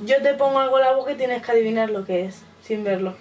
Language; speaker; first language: Spanish; native; Spanish